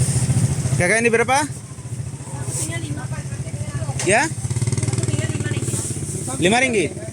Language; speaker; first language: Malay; non-native, learner; Bangla